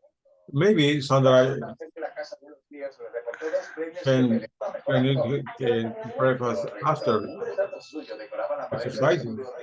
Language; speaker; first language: English; non-native, learner; Spanish